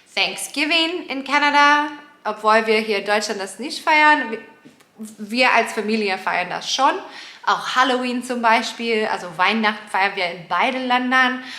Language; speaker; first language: German; non-native, fluent; English